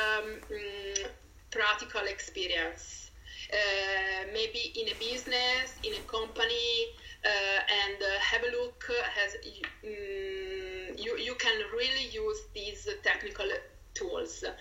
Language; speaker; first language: English; non-native, fluent; Italian